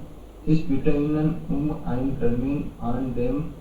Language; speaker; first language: German; non-native, learner; Hindi